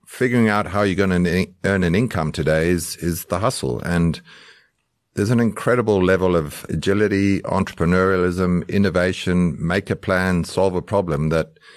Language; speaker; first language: English; native; English